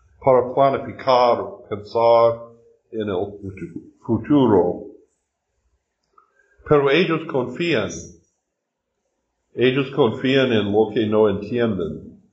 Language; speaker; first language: Spanish; non-native, learner; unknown